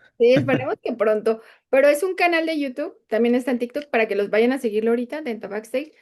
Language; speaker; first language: Spanish; native; Spanish